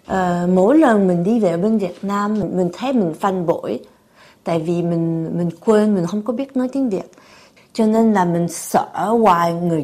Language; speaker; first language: Vietnamese; early bilingual, heritage; Vietnamese